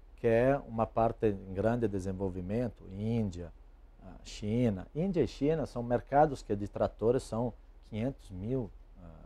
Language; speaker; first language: Portuguese; non-native, fluent; Italian